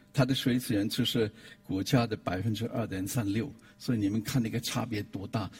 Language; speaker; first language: Chinese; non-native, fluent; German